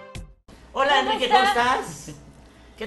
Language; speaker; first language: Spanish; native; Spanish